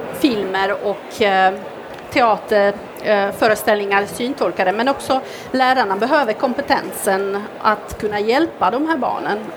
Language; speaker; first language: Swedish; non-native, fluent; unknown